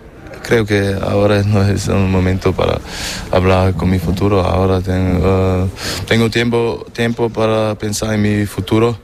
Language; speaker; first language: Spanish; non-native, fluent; German